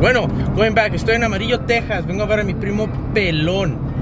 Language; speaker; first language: Spanish; early bilingual, heritage; Spanish